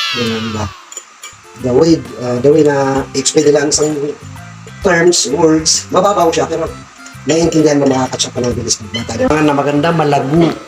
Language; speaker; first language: Filipino; non-native, local second language; Iloko